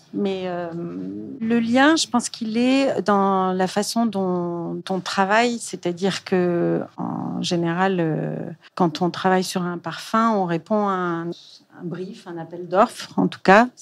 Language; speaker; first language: French; native; French